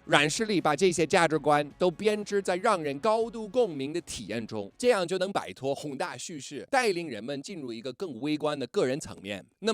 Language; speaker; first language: Chinese; non-native, fluent; English